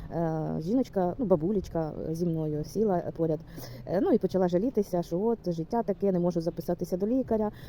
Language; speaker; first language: Ukrainian; non-native, local second language; Russian